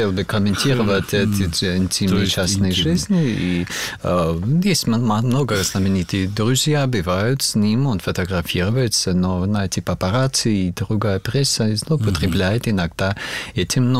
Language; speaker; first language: French; non-native, learner; Russian